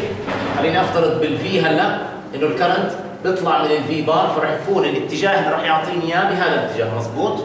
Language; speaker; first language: Arabic; native; Arabic